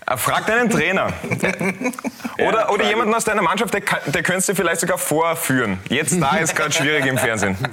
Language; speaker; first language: German; native; German